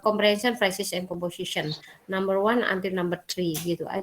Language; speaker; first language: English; non-native, learner; Indonesian